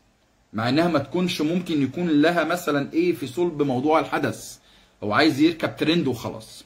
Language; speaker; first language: Arabic; native; Arabic